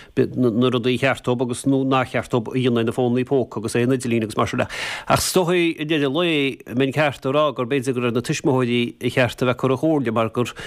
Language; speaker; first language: Irish; native; Irish